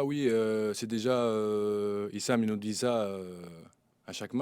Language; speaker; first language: French; non-native, local second language; Arabic